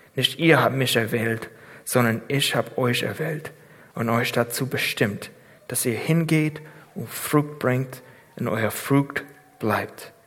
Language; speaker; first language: German; non-native, fluent; English